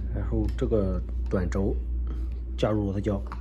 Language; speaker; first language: Chinese; native; Chinese